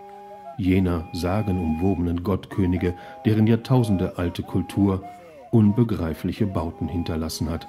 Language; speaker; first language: German; native; German